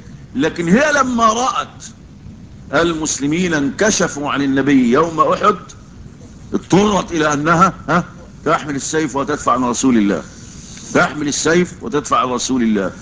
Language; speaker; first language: Arabic; native; Arabic